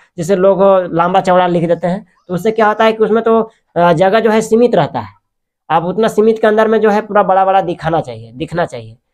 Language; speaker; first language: Hindi; native; Hindi